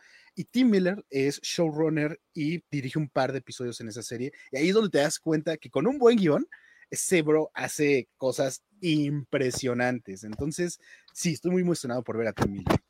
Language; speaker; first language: Spanish; native; Spanish